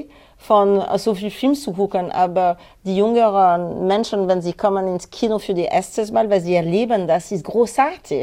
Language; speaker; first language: German; non-native, learner; French